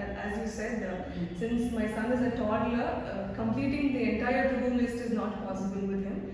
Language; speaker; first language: English; non-native, local second language; Tamil